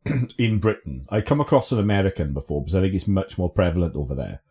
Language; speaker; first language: English; native; English